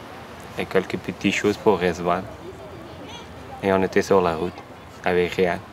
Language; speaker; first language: French; non-native, learner; Persian